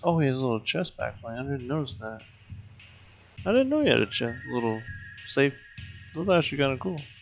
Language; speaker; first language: English; native; English